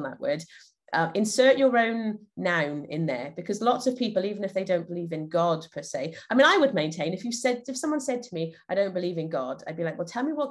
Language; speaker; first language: English; native; English